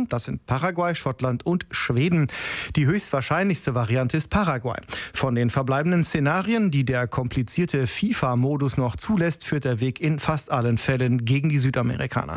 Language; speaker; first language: German; native; German